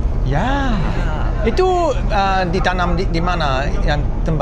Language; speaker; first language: Indonesian; non-native, fluent; English